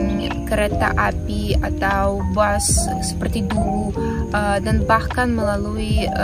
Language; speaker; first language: Indonesian; non-native, fluent; Russian